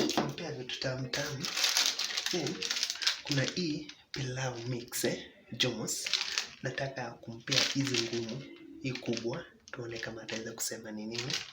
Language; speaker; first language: Swahili; native; Swahili